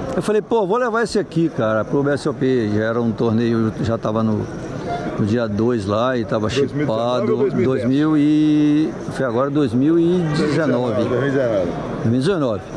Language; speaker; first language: Portuguese; native; Portuguese